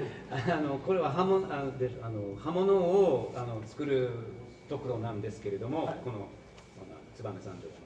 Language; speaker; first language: Japanese; non-native, fluent; English